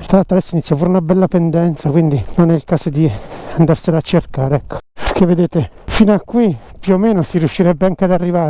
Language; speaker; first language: Italian; native; Italian